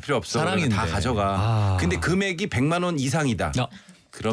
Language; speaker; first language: Korean; native; Korean